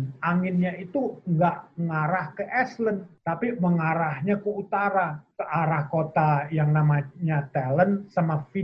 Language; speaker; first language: Indonesian; native; Indonesian